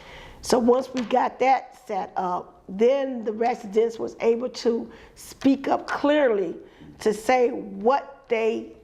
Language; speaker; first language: English; native; English